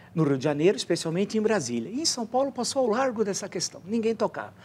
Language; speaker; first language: Portuguese; native; Portuguese